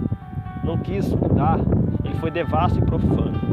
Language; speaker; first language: Portuguese; native; Portuguese